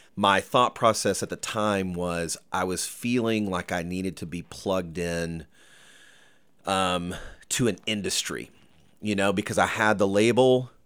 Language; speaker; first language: English; native; English